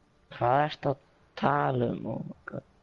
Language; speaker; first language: Icelandic; early bilingual, other home language; Norwegian